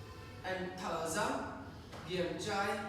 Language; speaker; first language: Vietnamese; non-native, learner; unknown